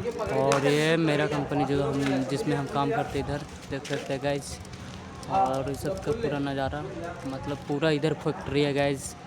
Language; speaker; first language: Hindi; non-native, local second language; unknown